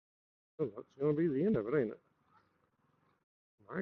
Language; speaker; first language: English; native; English